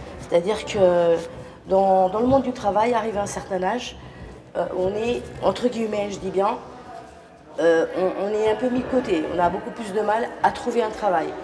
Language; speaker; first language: French; early bilingual, other home language; Portuguese